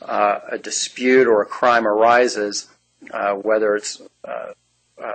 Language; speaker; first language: English; native; English